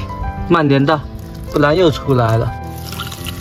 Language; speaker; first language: Chinese; native; Chinese